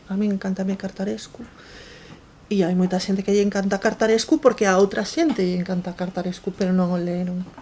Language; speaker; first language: Galician; native; Galician